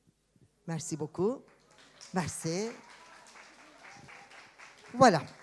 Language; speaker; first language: French; non-native, fluent; Turkish